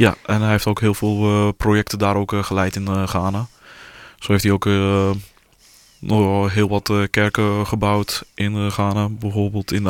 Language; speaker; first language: Dutch; non-native, fluent; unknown